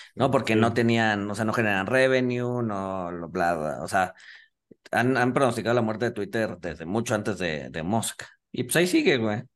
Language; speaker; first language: Spanish; native; Spanish